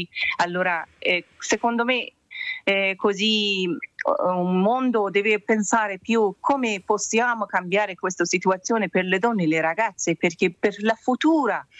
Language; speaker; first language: Italian; non-native, learner; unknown